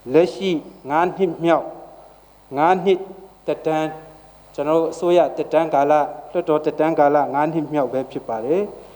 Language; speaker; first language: Burmese; non-native, local second language; Hakha Chin